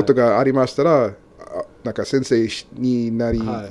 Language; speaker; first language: Japanese; non-native, learner; English